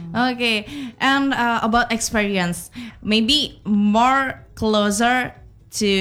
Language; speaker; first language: English; non-native, learner; Indonesian